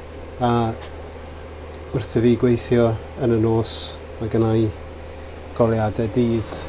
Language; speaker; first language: Welsh; non-native, local second language; English